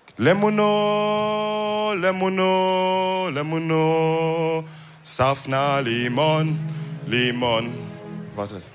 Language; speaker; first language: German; early bilingual, other home language; Wolof